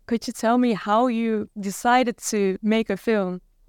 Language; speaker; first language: English; non-native, fluent; Dutch